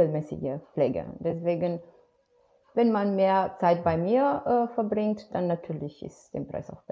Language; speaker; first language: German; non-native, fluent; Romanian